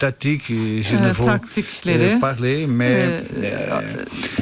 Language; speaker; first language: French; non-native, fluent; Portuguese